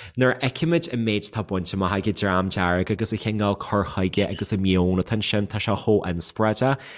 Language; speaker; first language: Irish; non-native, fluent; English